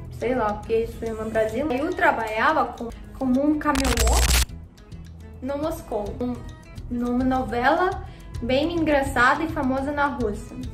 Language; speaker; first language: Portuguese; non-native, learner; Russian